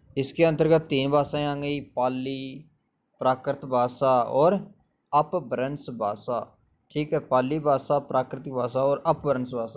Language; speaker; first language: Hindi; native; Hindi